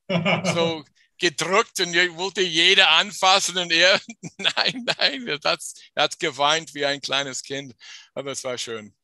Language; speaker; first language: German; non-native, fluent; English